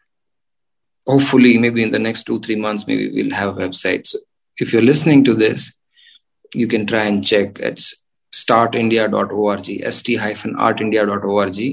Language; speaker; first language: English; non-native, local second language; Gujarati